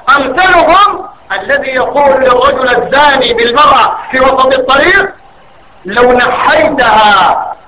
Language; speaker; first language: Arabic; native; Arabic